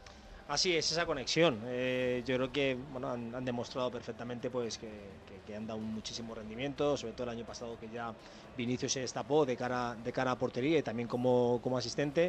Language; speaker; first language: Spanish; native; Spanish